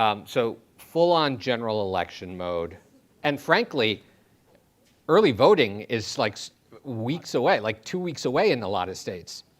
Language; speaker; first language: English; native; English